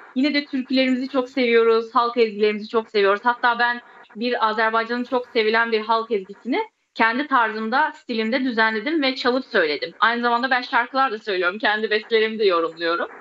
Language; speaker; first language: Turkish; early bilingual, other home language; Azerbaijani